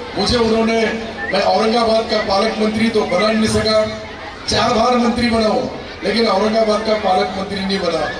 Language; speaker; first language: Hindi; non-native, local second language; Urdu